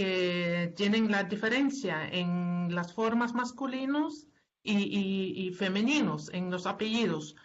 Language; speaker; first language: Spanish; non-native, fluent; German